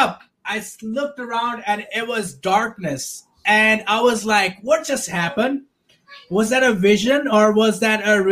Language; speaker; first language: English; non-native, local second language; Urdu